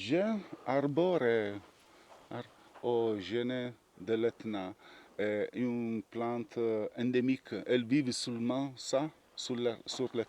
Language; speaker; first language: French; non-native, learner; Italian